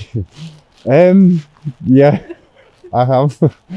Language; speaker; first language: English; native; English